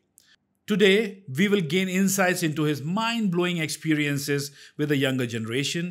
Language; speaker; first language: English; non-native, local second language; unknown